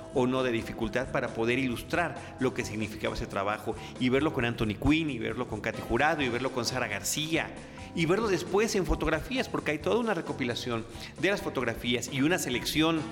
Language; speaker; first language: Spanish; native; Spanish